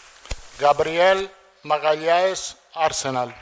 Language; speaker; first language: Portuguese; non-native, learner; Italian